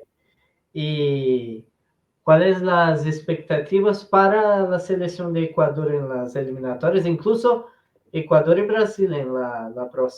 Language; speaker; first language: Spanish; non-native, learner; Portuguese